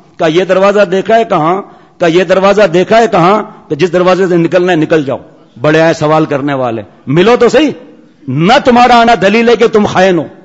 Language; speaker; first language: Urdu; non-native, local second language; Memoni